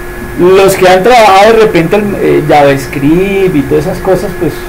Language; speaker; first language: Spanish; native; Spanish